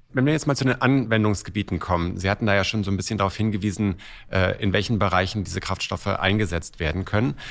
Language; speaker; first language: German; native; German